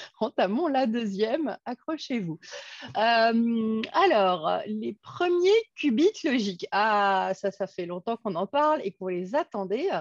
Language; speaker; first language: French; native; French